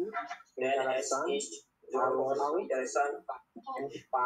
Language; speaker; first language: German; non-native, learner; Bangla